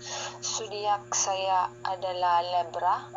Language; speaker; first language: Indonesian; non-native, learner; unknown